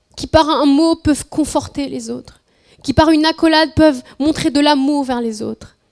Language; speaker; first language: French; non-native, fluent; Spanish